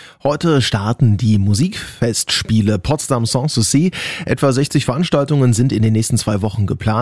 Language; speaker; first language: German; native; German